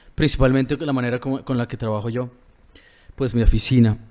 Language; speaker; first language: Spanish; native; Spanish